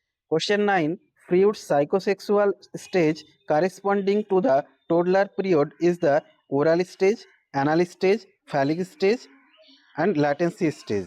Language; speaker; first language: English; non-native, local second language; Bangla